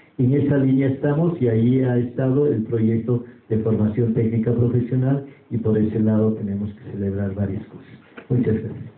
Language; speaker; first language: Spanish; native; Spanish